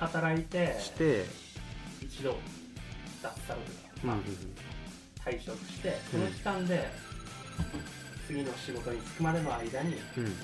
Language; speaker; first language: Japanese; native; Japanese